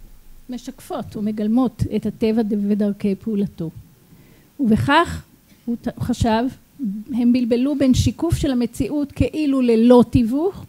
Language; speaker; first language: Hebrew; native; Hebrew